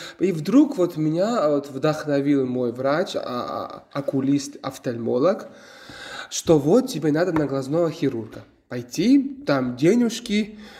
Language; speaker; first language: Russian; non-native, local second language; Georgian